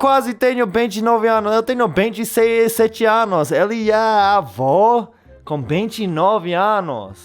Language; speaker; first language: Portuguese; non-native, learner; English